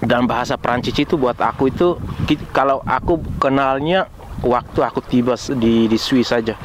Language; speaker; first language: Indonesian; non-native, local second language; Tetum